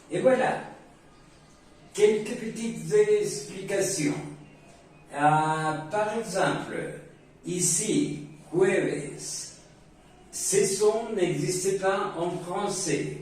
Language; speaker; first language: French; non-native, fluent; Spanish